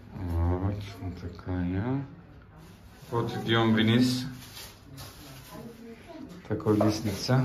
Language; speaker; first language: Russian; non-native, learner; Turkish